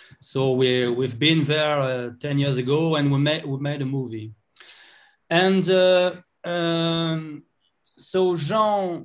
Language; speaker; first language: English; non-native, learner; French